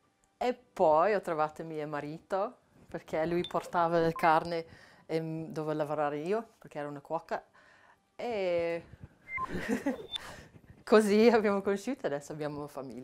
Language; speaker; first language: Italian; non-native, learner; English